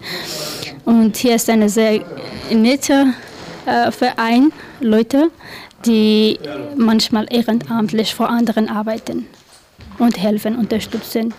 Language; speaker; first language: German; non-native, learner; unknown